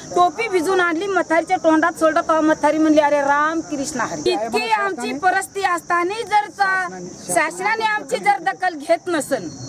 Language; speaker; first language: Marathi; non-native, local second language; Lambadi